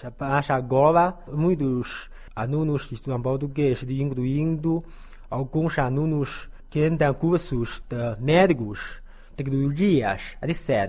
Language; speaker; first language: Portuguese; non-native, learner; Chinese